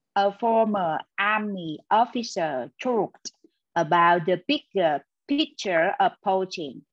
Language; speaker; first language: English; non-native, learner; Vietnamese